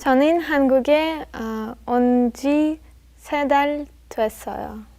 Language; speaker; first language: Korean; non-native, learner; Russian